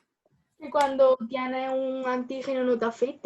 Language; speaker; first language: Spanish; native; Spanish